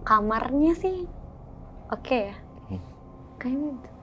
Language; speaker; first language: Indonesian; native; Indonesian